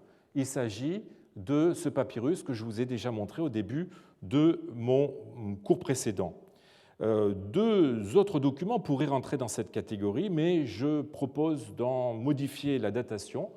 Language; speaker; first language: French; native; French